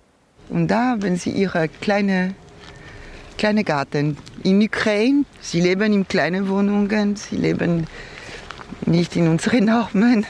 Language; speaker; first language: German; non-native, fluent; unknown